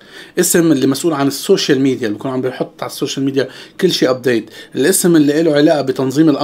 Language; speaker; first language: Arabic; native; Arabic